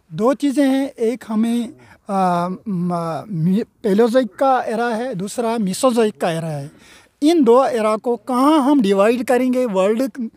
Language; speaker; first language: Urdu; non-native, local second language; Kashmiri